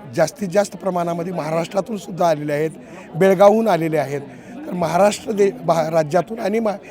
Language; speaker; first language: Marathi; native; Marathi